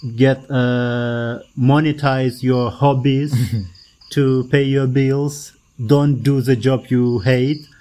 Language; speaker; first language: English; non-native, fluent; Kazakh